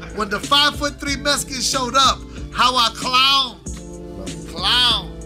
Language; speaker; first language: English; native; English